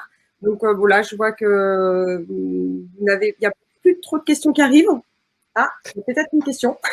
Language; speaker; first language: French; native; French